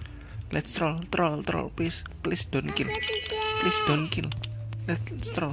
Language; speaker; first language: English; non-native, learner; Indonesian